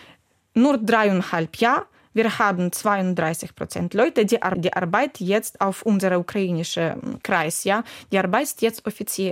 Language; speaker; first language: German; non-native, learner; Ukrainian